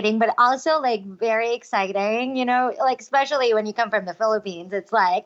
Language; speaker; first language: English; non-native, local second language; Cebuano